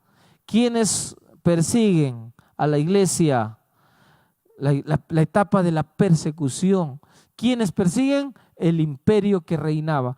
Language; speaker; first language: Spanish; native; Spanish